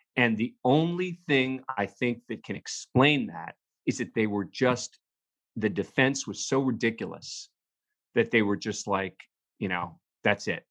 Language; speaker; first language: English; native; English